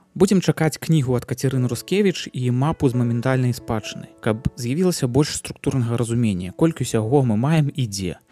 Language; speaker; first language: Belarusian; native; Belarusian